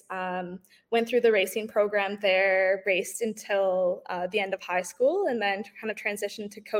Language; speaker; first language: English; native; English